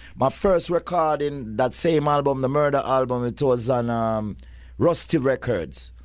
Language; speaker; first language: English; non-native, local second language; Jamaican Creole English